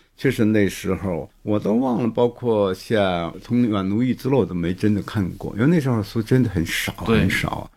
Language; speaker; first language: Chinese; native; Chinese